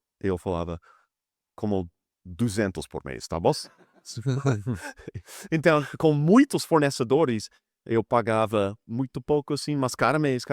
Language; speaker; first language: Portuguese; non-native, fluent; English